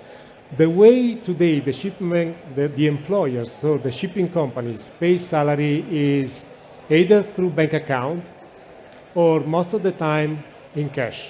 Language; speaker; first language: English; non-native, fluent; Italian